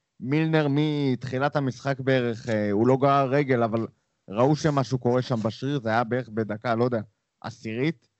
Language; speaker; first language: Hebrew; native; Hebrew